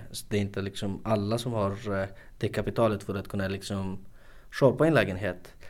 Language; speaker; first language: Swedish; non-native, fluent; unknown